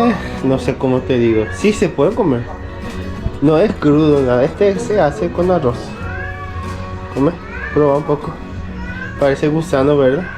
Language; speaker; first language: Spanish; non-native, fluent; Korean